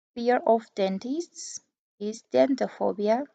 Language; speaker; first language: English; non-native, fluent; Kazakh